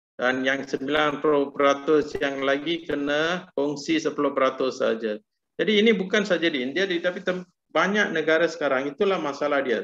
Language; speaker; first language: Malay; non-native, local second language; Tamil